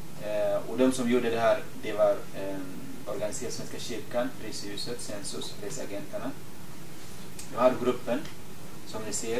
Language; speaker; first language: Swedish; non-native, fluent; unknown